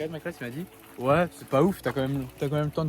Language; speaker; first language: French; native; French